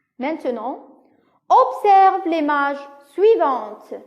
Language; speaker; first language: French; non-native, local second language; Arabic